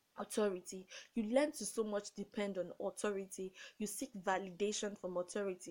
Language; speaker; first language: English; non-native, local second language; Yoruba